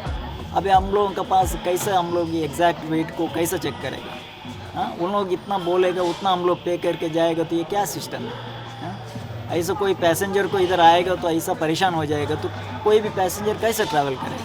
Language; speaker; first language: Hindi; non-native, local second language; Tulu